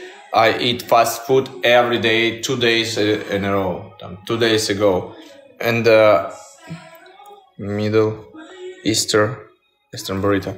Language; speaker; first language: English; non-native, learner; Russian